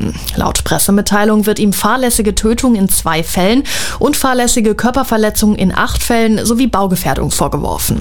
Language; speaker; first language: German; native; German